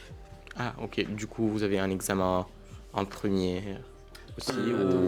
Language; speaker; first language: French; non-native, learner; Italian